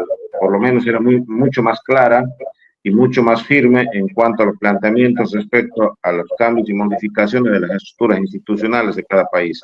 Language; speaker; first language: Spanish; native; Spanish